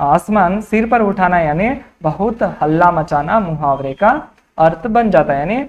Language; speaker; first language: Hindi; non-native, local second language; Kannada